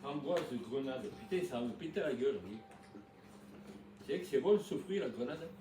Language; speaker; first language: French; native; French